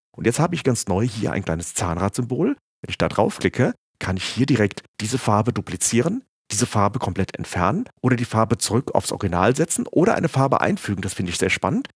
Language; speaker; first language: German; native; German